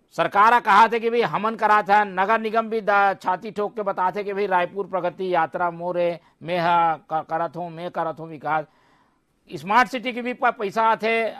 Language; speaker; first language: Hindi; native; Hindi